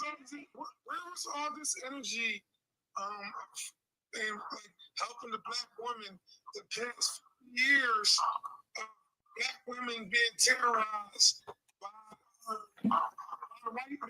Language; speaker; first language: English; native; English